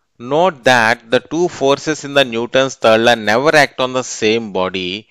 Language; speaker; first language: English; non-native, local second language; Telugu